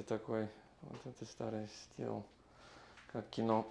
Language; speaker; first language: Russian; non-native, learner; English